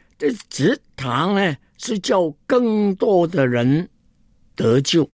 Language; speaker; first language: Chinese; non-native, local second language; Cantonese